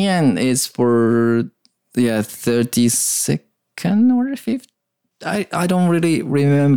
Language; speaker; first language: English; non-native, learner; Japanese